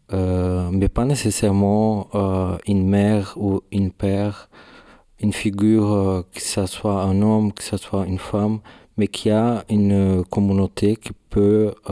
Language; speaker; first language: French; non-native, learner; Portuguese